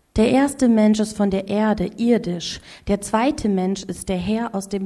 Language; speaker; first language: German; native; German